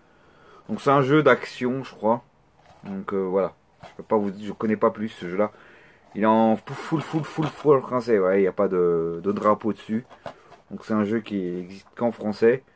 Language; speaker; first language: French; native; French